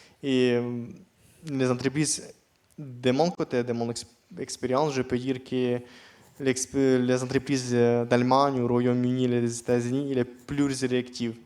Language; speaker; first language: French; non-native, fluent; Ukrainian